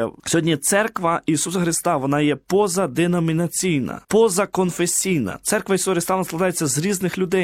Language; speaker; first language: Ukrainian; native; Ukrainian